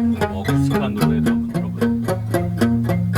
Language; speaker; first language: Korean; native; Korean